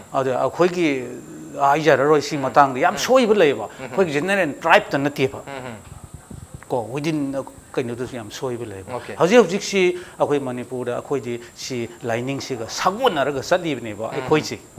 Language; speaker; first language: Manipuri; non-native, local second language; Rongmei Naga